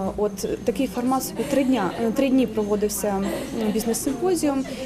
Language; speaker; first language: Ukrainian; native; Ukrainian